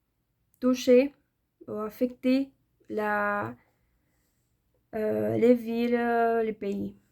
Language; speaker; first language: French; non-native, learner; Spanish